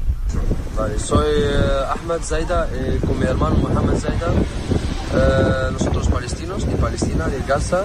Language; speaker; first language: Spanish; non-native, learner; Arabic